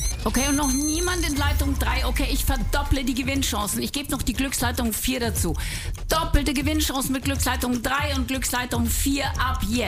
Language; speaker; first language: German; native; German